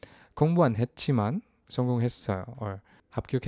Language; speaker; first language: Korean; non-native, learner; Filipino